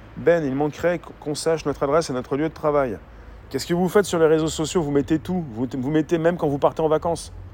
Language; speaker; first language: French; native; French